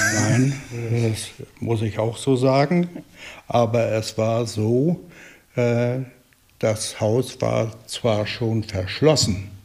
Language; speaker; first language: German; native; German